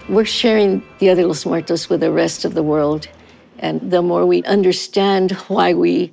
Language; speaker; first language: English; native; English